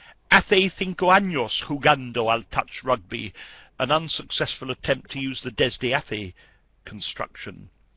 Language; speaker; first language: Spanish; non-native, fluent; English